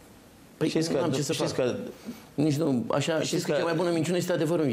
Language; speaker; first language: Romanian; native; Romanian